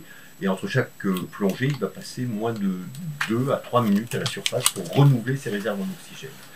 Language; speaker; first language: French; native; French